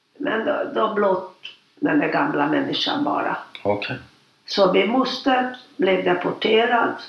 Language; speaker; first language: Swedish; non-native, fluent; Hungarian